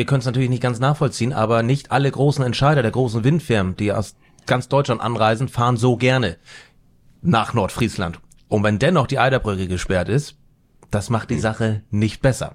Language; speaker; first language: German; native; German